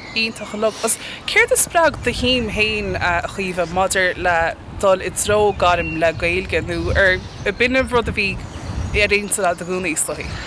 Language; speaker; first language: Irish; native; Irish